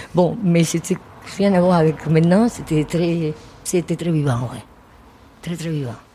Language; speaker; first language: French; non-native, fluent; Spanish